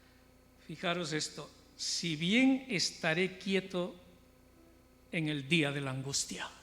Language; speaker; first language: Spanish; native; Spanish